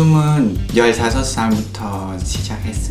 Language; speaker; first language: Korean; non-native, learner; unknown